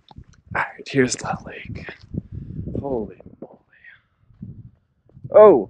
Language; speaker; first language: English; native; English